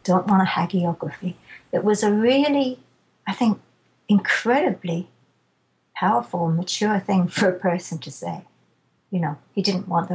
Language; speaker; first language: English; native; English